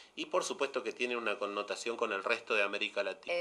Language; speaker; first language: Spanish; native; Spanish